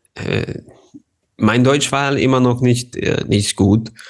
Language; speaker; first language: German; non-native, fluent; Serbian